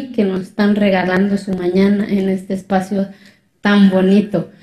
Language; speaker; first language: Spanish; non-native, local second language; Zapotec